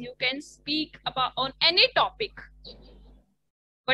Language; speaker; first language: English; non-native, learner; Hindi